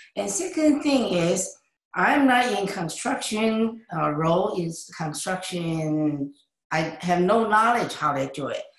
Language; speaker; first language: English; non-native, learner; Chinese